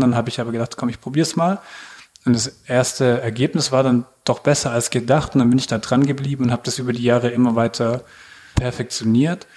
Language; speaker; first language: German; native; German